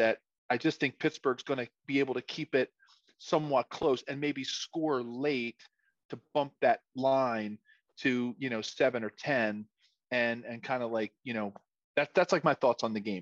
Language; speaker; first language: English; native; English